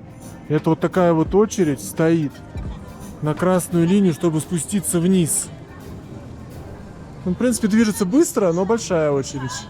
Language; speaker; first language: Russian; native; Russian